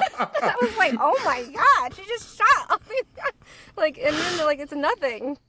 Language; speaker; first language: English; native; English